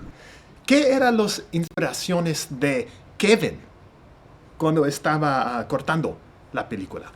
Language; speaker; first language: Spanish; non-native, learner; English